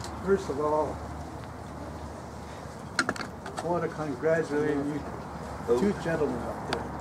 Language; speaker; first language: English; non-native, local second language; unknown